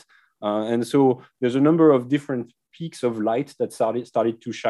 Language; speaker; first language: English; non-native, fluent; French